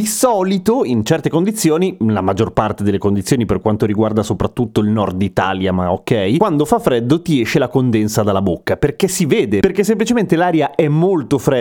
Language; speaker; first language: Italian; native; Italian